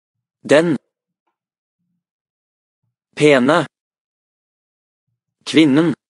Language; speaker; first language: Norwegian; non-native, learner; Amharic